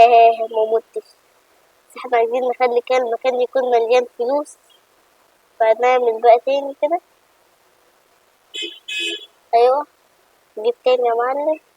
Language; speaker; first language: Arabic; native; Arabic